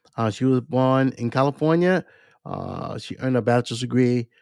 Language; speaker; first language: English; native; English